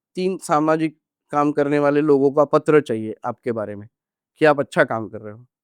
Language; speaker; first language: Hindi; non-native, local second language; Marathi